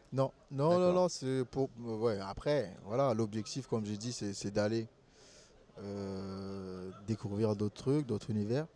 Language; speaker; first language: French; non-native, local second language; Malagasy